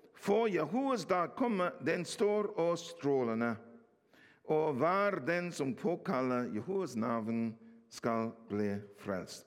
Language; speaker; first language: Norwegian; non-native, fluent; English